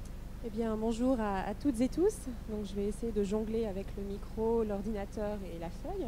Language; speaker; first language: French; native; French